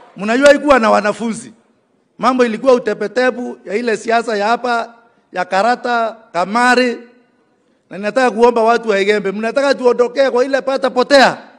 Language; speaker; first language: Swahili; native; Swahili